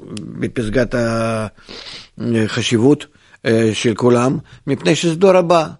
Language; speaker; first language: Hebrew; non-native, fluent; Russian